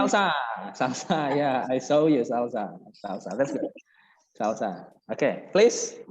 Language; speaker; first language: English; non-native, fluent; Indonesian